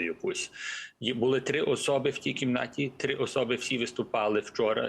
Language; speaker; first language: Ukrainian; early bilingual, heritage; English